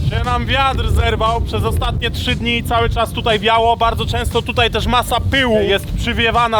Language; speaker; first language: Polish; native; Polish